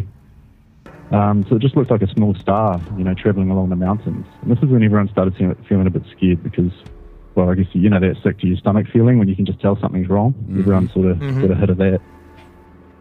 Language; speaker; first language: English; native; English